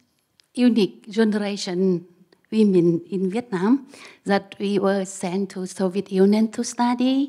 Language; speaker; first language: English; non-native, learner; Vietnamese